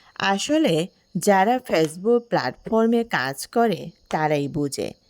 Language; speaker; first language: Bangla; non-native, local second language; Marma